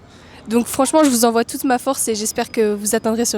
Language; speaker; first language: French; native; French